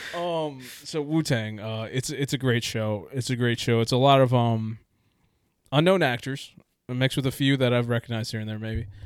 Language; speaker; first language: English; native; English